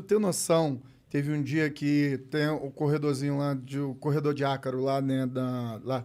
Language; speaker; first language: Portuguese; native; Portuguese